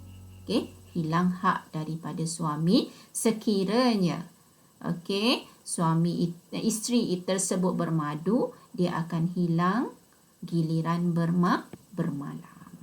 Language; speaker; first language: Malay; native; Malay